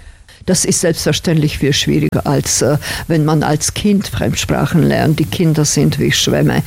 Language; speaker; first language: German; non-native, fluent; Slovak